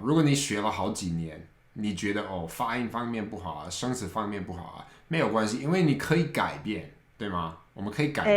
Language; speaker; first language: Chinese; non-native, fluent; English